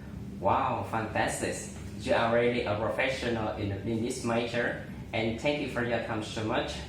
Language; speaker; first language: English; non-native, learner; Vietnamese